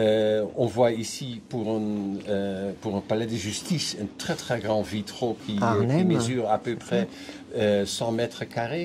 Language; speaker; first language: French; non-native, fluent; Dutch